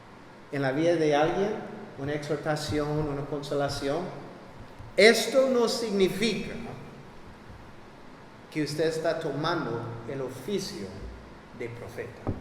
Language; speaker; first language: Spanish; non-native, fluent; English